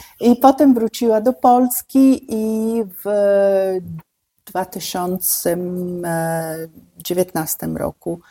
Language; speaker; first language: Polish; non-native, fluent; Italian